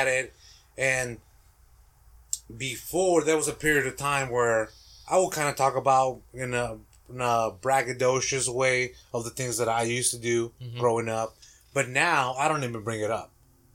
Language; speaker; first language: English; non-native, fluent; Spanish